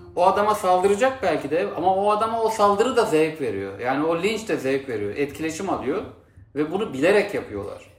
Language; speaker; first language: Turkish; native; Turkish